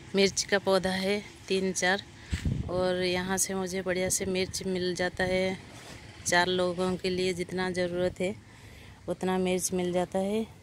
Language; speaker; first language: Hindi; non-native, local second language; Odia